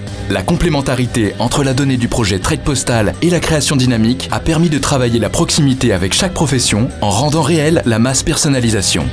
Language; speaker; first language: French; native; French